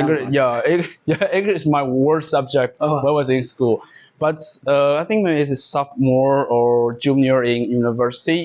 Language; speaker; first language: English; non-native, learner; Chinese